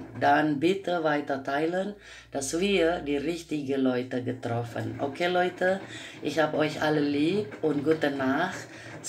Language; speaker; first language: German; non-native, learner; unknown